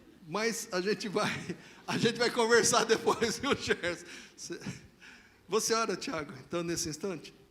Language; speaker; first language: Portuguese; native; Portuguese